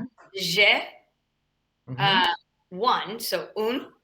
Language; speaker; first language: French; non-native, learner; English